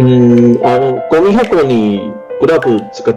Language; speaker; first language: Japanese; non-native, learner; Chinese